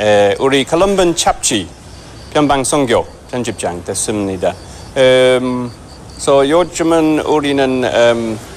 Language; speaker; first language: Korean; non-native, fluent; English